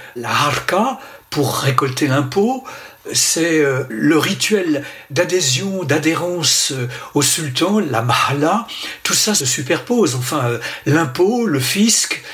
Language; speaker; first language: French; native; French